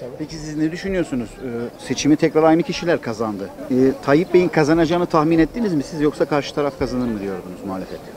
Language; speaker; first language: Turkish; native; Turkish